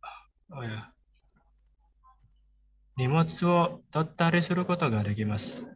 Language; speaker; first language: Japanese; non-native, learner; Indonesian